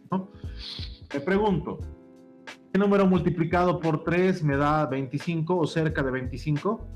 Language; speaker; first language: Spanish; native; Spanish